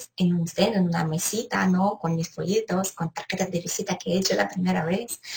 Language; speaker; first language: Spanish; non-native, fluent; Ukrainian